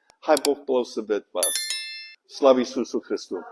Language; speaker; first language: Ukrainian; non-native, learner; English